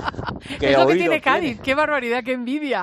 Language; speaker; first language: Spanish; native; Spanish